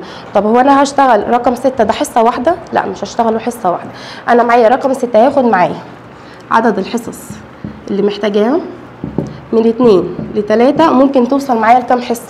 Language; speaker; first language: Arabic; native; Arabic